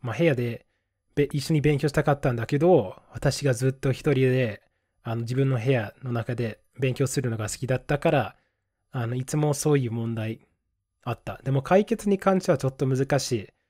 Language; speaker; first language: Japanese; non-native, fluent; English